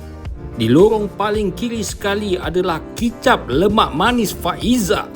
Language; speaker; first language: Malay; native; Malay